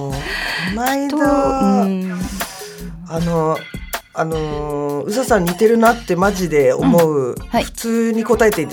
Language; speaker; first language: Japanese; native; Japanese